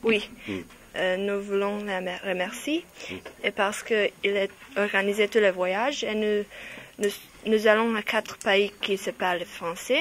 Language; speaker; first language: French; non-native, learner; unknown